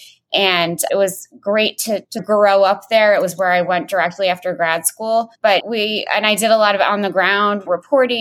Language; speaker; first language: English; native; English